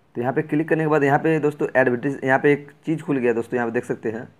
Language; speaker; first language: Hindi; native; Hindi